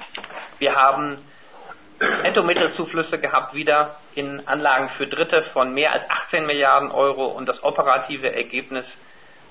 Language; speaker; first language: German; native; German